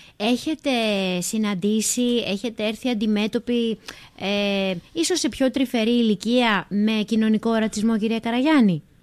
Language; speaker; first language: Greek; native; Greek